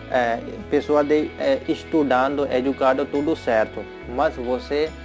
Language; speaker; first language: Portuguese; non-native, learner; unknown